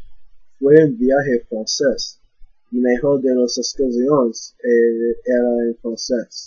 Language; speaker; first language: Spanish; non-native, learner; English